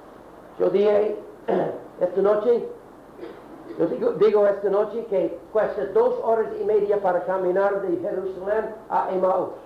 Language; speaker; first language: Spanish; non-native, learner; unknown